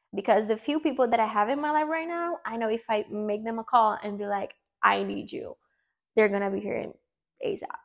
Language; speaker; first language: English; non-native, fluent; Portuguese